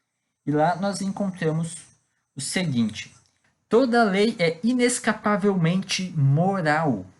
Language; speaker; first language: Portuguese; native; Portuguese